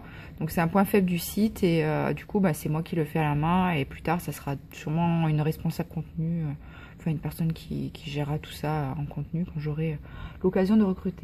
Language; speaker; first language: French; native; French